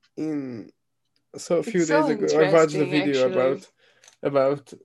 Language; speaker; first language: English; non-native, fluent; Hungarian